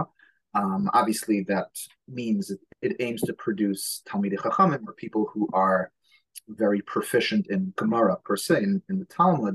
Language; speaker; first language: English; early bilingual, other home language; Hebrew